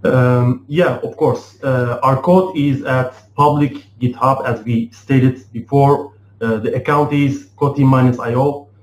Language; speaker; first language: English; non-native, fluent; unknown